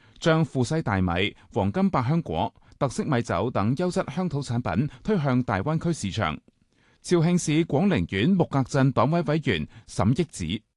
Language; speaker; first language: Chinese; non-native, local second language; Cantonese